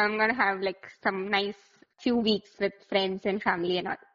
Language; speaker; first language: English; non-native, local second language; Malayalam